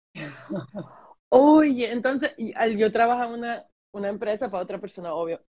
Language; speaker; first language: Spanish; early bilingual, heritage; German